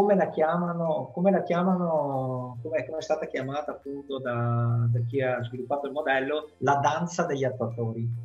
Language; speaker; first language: Italian; native; Italian